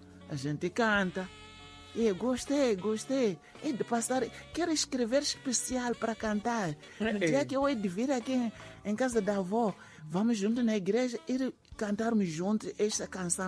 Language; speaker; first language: Portuguese; non-native, local second language; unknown